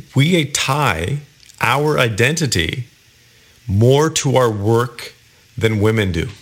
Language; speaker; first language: English; native; English